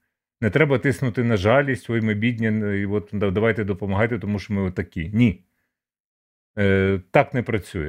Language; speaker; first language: Ukrainian; native; Ukrainian